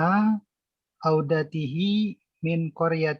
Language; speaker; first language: Arabic; non-native, learner; Indonesian